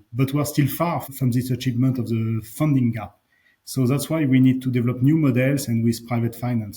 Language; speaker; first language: English; non-native, fluent; French